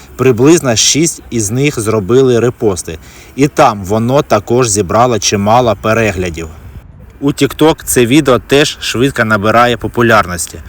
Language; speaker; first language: Ukrainian; native; Ukrainian